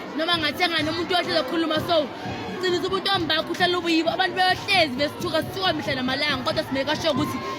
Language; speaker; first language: Zulu; native; Zulu